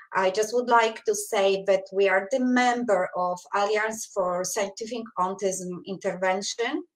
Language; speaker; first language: English; non-native, fluent; Polish